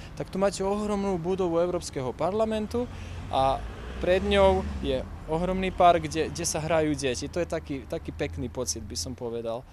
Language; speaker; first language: Slovak; native; Slovak